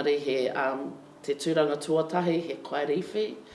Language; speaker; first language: Māori; non-native, local second language; English